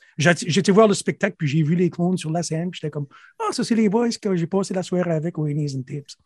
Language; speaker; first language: French; native; French